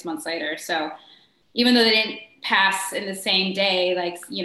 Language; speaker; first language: English; native; English